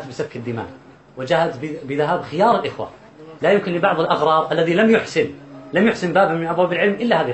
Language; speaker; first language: Arabic; native; Arabic